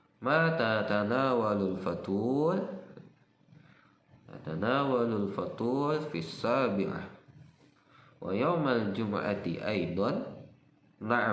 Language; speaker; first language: Arabic; non-native, fluent; Indonesian